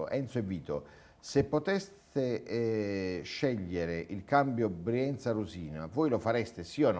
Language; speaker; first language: Italian; native; Italian